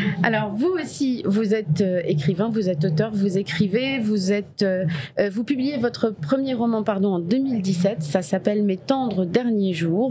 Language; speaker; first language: French; non-native, local second language; Arabic